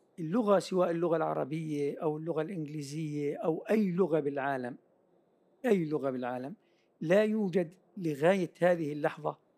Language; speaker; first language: Arabic; native; Arabic